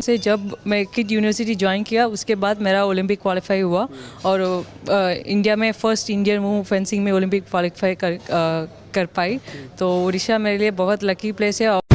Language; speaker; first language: Hindi; non-native, local second language; Tamil